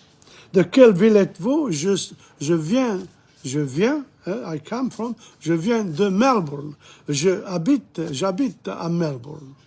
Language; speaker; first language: French; non-native, fluent; English